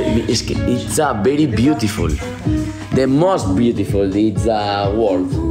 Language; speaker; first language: English; non-native, learner; Spanish